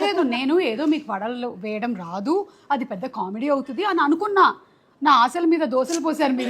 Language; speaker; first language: Telugu; native; Telugu